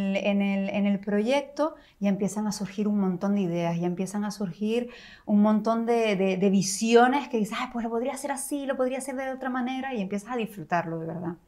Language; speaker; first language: Spanish; native; Spanish